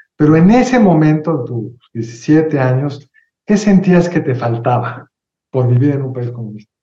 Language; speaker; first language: Spanish; native; Spanish